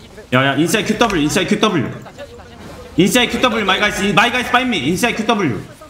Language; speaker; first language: English; non-native, learner; Korean